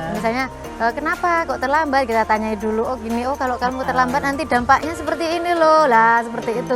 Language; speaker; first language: Indonesian; native; Indonesian